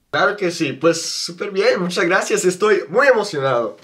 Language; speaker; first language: Spanish; non-native, fluent; English